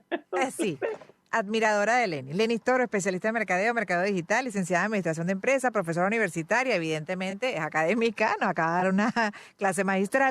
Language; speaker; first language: Spanish; native; Spanish